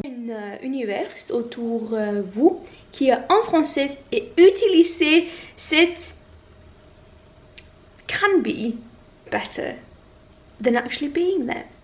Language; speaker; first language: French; non-native, learner; Norwegian